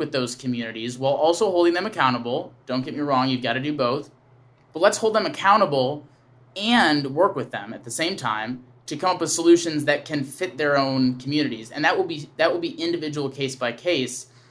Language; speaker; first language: English; native; English